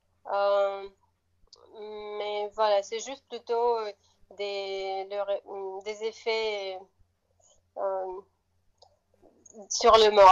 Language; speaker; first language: French; non-native, fluent; Russian